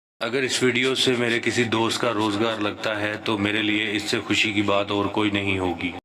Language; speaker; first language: Urdu; native; Urdu